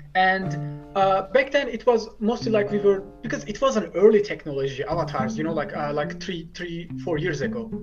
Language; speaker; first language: English; non-native, fluent; Turkish